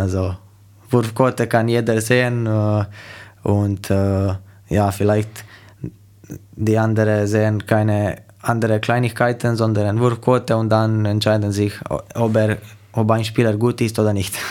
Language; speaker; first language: German; non-native, fluent; Slovenian